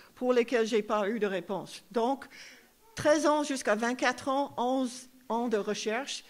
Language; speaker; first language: French; non-native, fluent; English